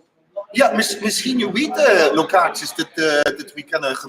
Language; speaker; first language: Dutch; non-native, learner; English